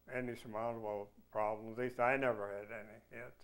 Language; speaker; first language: English; native; English